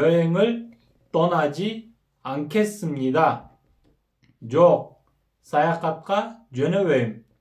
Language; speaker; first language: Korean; non-native, fluent; Kyrgyz